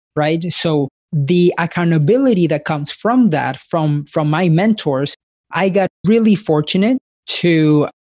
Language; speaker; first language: English; early bilingual, other home language; Spanish